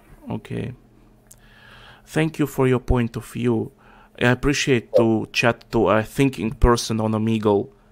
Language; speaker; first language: English; non-native, fluent; Russian